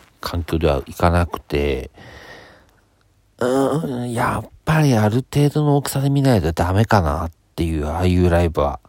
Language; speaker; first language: Japanese; native; Japanese